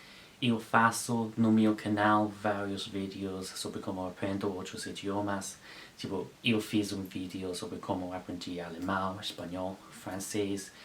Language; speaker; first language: Portuguese; non-native, learner; English